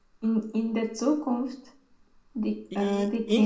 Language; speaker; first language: German; non-native, learner; Romanian